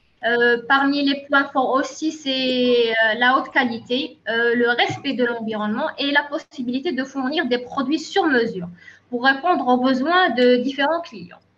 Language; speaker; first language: French; non-native, local second language; Arabic